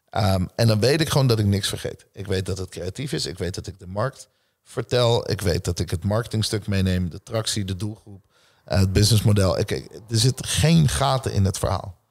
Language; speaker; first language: Dutch; early bilingual, other home language; Hebrew